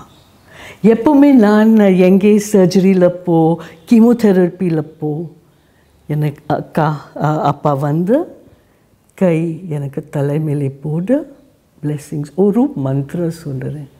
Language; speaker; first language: Tamil; non-native, learner; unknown